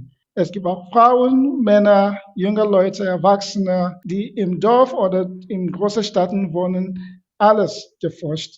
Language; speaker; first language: German; non-native, fluent; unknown